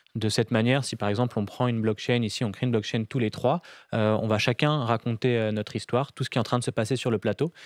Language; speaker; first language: French; native; French